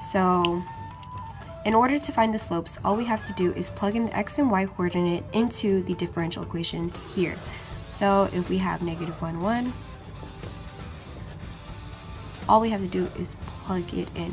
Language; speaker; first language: English; native; English